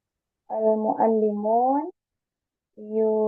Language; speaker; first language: Arabic; non-native, learner; Indonesian